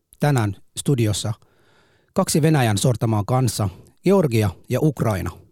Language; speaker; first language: Finnish; non-native, fluent; Somali